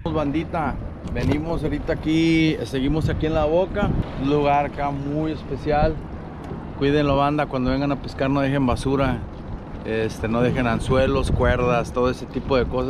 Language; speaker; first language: Spanish; native; Spanish